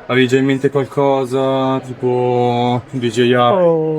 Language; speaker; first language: Italian; native; Italian